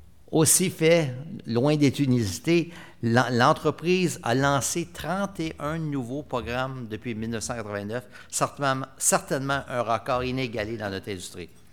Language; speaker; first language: French; native; French